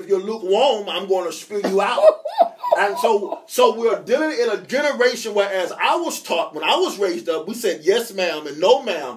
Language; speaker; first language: English; native; English